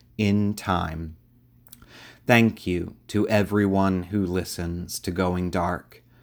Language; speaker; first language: English; native; English